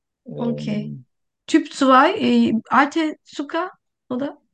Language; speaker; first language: German; non-native, learner; Turkish